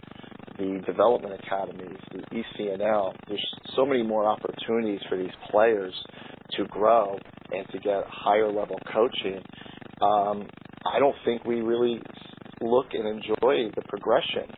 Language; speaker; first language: English; native; English